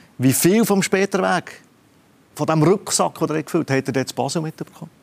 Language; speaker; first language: German; native; German